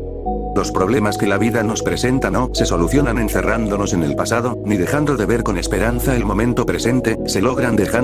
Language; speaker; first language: Spanish; native; Spanish